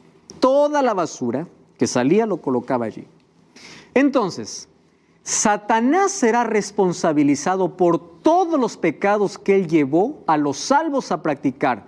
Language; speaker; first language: Spanish; native; Spanish